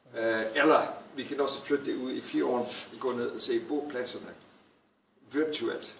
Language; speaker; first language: Danish; non-native, fluent; English